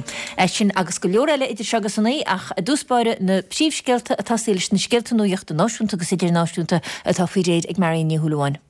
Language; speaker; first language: Irish; native; Irish